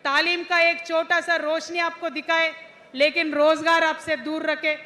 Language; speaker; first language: Hindi; non-native, local second language; Telugu